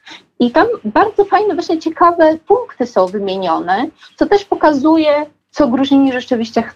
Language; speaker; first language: Polish; non-native, fluent; Georgian